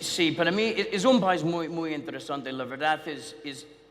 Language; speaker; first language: Spanish; non-native, learner; English